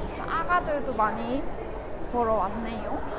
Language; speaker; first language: Korean; native; Korean